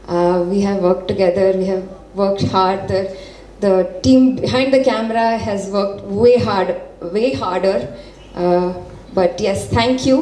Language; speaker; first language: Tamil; non-native, learner; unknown